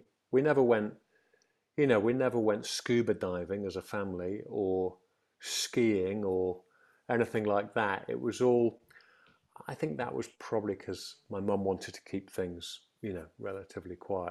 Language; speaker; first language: English; native; English